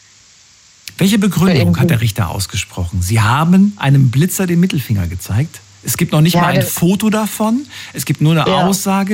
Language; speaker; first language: German; native; German